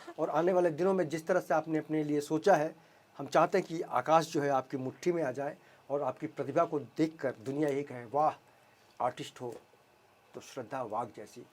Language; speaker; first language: Hindi; native; Hindi